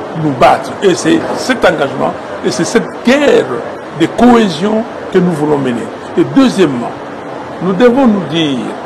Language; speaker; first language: French; non-native, local second language; Lingala